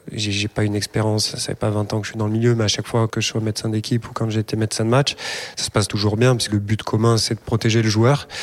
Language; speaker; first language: French; native; French